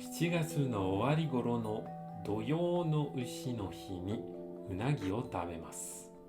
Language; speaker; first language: Japanese; non-native, fluent; French